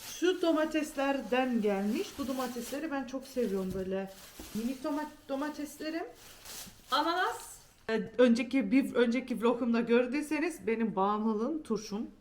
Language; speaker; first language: Turkish; early bilingual, heritage; Turkish